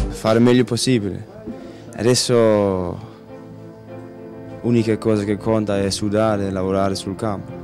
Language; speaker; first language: Italian; non-native, fluent; Danish